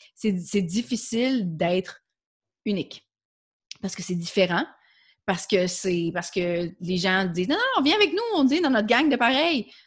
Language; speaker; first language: French; native; French